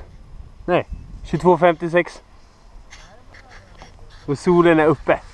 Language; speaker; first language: Swedish; native; Swedish